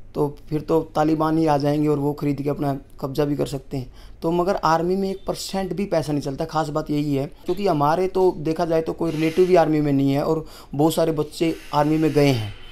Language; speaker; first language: Hindi; native; Hindi